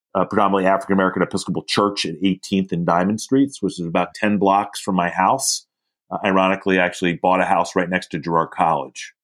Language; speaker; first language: English; native; English